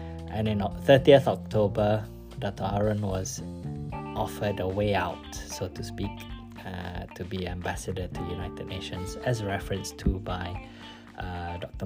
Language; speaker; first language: English; non-native, local second language; Malay